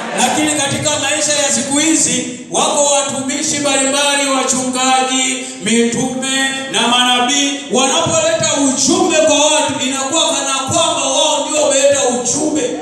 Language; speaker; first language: Swahili; non-native, local second language; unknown